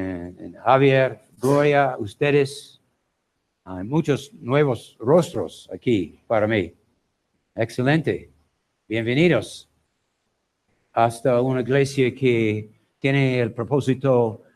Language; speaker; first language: Spanish; non-native, learner; English